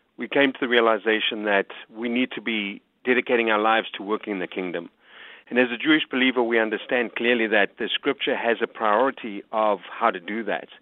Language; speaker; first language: English; native; English